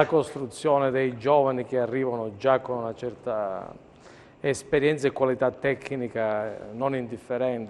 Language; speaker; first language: Italian; native; Italian